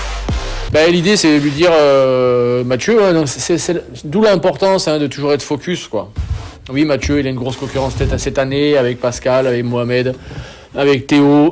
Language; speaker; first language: French; native; French